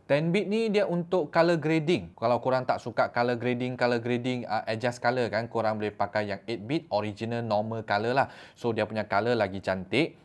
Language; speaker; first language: Malay; native; Malay